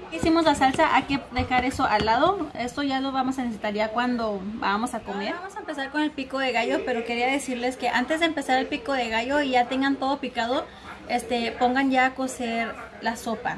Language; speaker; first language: Spanish; early bilingual, heritage; Spanish